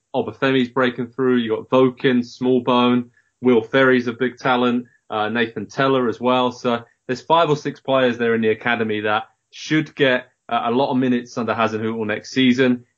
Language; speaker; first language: English; native; English